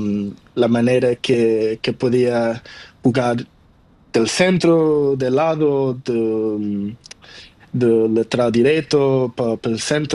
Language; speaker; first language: Spanish; non-native, learner; Portuguese